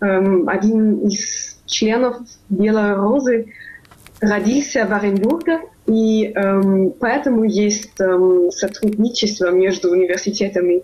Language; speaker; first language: Russian; non-native, fluent; German